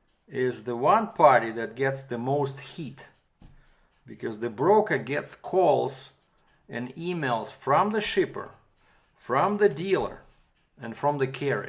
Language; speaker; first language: English; non-native, fluent; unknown